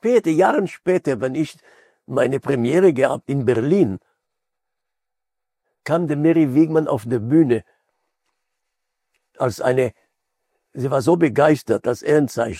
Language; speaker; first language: German; non-native, fluent; Hebrew